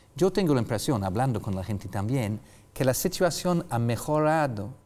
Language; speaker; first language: Spanish; non-native, fluent; English